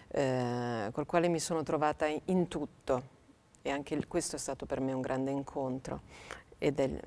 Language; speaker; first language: Italian; native; Italian